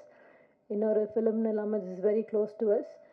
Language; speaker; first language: Tamil; native; Tamil